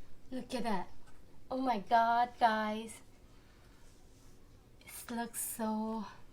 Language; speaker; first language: English; non-native, learner; Thai